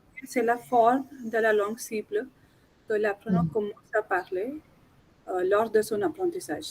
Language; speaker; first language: French; non-native, fluent; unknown